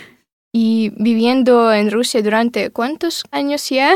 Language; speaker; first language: Spanish; non-native, fluent; Russian